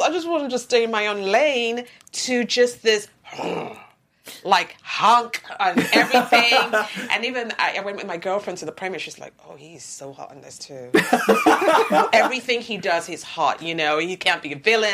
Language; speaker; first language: English; native; English